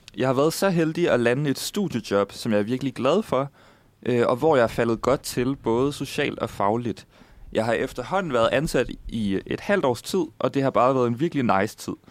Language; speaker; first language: Danish; native; Danish